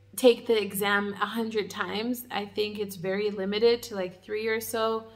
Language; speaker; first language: English; native; English